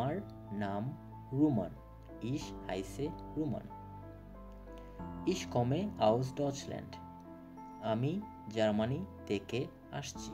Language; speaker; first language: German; non-native, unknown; Bangla